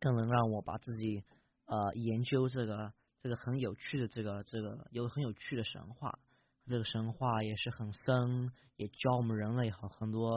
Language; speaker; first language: Chinese; early bilingual, heritage; English